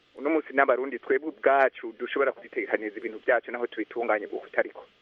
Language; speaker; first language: Rundi; native; Rundi